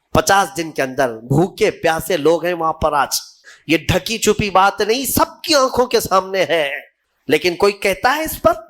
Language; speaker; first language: Urdu; native; Urdu